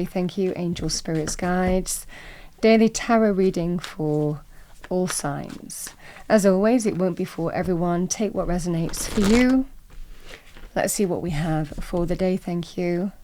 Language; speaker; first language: English; native; English